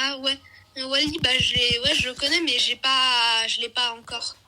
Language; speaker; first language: French; native; French